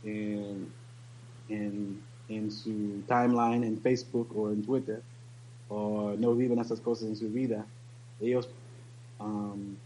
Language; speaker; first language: Spanish; non-native, learner; English